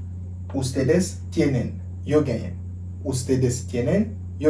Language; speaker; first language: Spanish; non-native, fluent; Haitian Creole